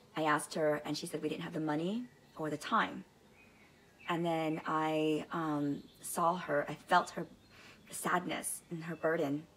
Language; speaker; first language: English; native; English